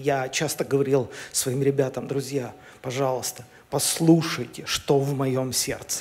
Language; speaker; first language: Russian; native; Russian